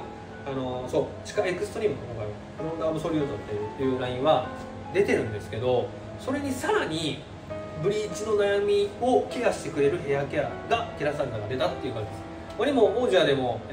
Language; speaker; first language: Japanese; native; Japanese